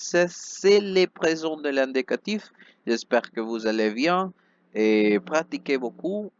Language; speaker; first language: French; non-native, fluent; Spanish